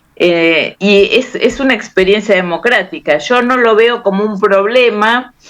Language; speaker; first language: Spanish; native; Spanish